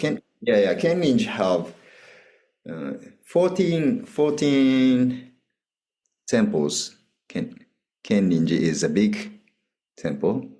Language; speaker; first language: English; non-native, learner; Japanese